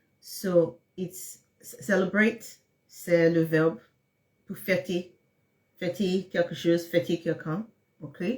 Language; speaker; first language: French; non-native, fluent; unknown